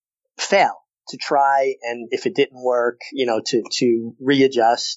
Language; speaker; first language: English; native; English